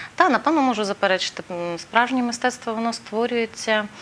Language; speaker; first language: Ukrainian; native; Ukrainian